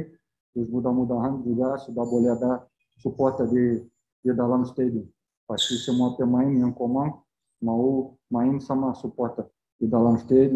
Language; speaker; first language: Indonesian; non-native, fluent; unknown